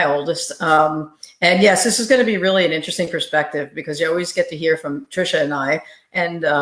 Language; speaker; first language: English; native; English